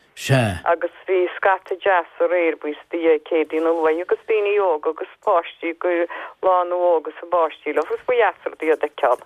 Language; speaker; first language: Irish; native; Irish